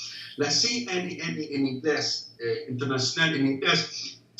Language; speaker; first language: Spanish; non-native, fluent; English